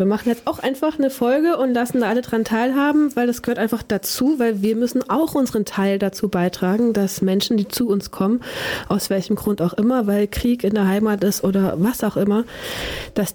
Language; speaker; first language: German; native; German